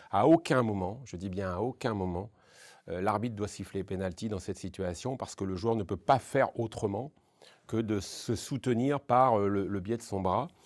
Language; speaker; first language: French; native; French